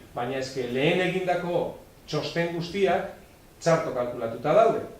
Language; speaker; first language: Basque; non-native, local second language; Spanish